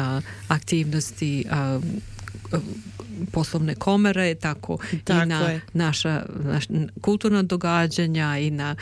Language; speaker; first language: Serbian; native; Serbian